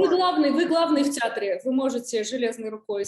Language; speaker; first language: Russian; native; Russian